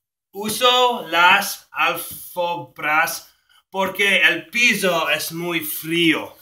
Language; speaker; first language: Spanish; non-native, learner; English